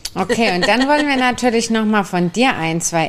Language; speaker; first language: German; native; German